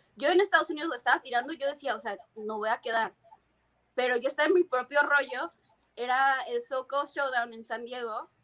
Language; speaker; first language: Spanish; native; Spanish